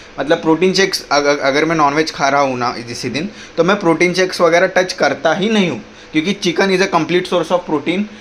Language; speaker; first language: Hindi; non-native, local second language; Marathi